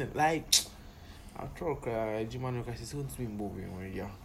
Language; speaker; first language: English; non-native, local second language; Akan